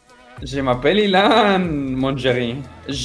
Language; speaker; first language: French; non-native, learner; Spanish